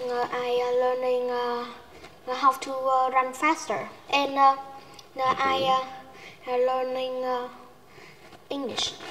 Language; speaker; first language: English; non-native, learner; Vietnamese